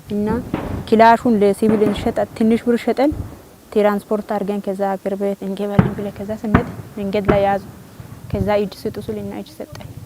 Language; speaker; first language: Amharic; non-native, local second language; Wolaytta